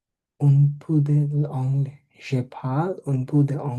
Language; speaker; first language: French; non-native, learner; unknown